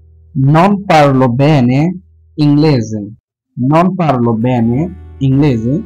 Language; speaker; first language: Italian; non-native, fluent; Bangla